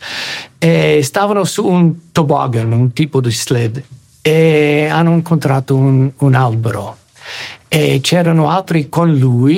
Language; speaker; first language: Italian; non-native, fluent; English